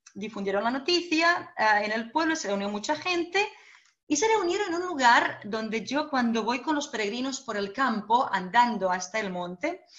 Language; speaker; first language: Spanish; non-native, fluent; Croatian